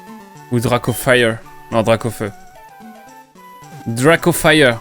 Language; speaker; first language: French; native; French